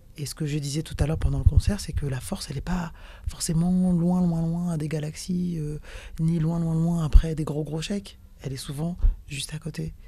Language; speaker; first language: French; native; French